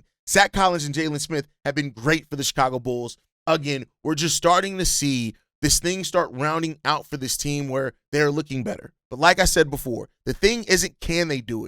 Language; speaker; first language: English; native; English